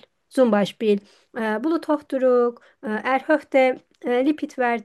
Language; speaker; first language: German; non-native, fluent; Turkish